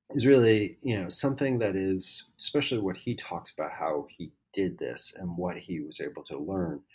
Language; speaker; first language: English; native; English